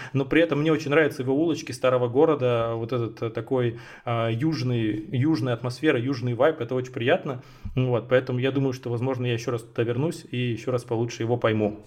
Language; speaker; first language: Russian; native; Russian